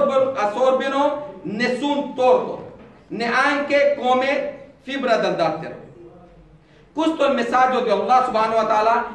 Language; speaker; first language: Italian; non-native, fluent; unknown